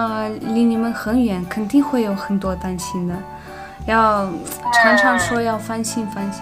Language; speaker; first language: Chinese; non-native, fluent; Russian